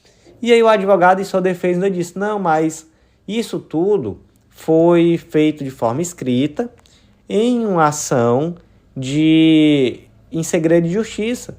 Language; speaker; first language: Portuguese; native; Portuguese